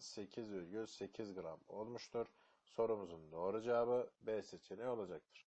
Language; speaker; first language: Turkish; native; Turkish